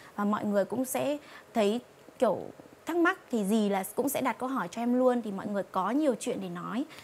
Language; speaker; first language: Vietnamese; non-native, local second language; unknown